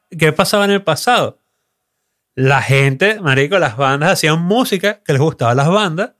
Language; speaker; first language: Spanish; native; Spanish